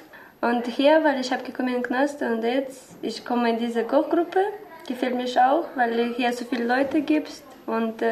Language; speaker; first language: German; non-native, learner; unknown